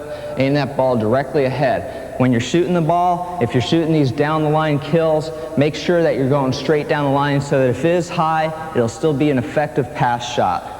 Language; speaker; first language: English; native; English